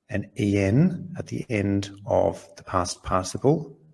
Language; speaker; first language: English; native; English